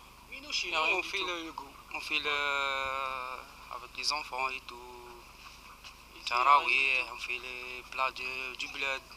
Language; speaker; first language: French; non-native, learner; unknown